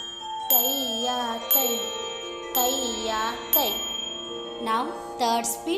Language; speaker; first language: English; non-native, local second language; Tamil